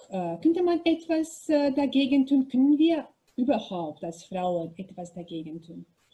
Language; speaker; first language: German; non-native, learner; Macedonian